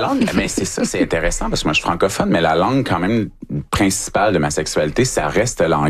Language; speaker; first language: French; native; French